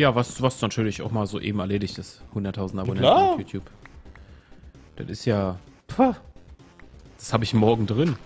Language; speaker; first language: German; native; German